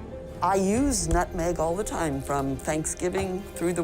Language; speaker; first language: English; native; English